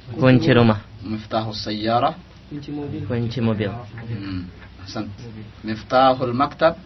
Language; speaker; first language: Arabic; non-native, fluent; Indonesian